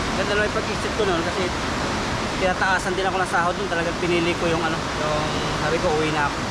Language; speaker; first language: Filipino; native; Filipino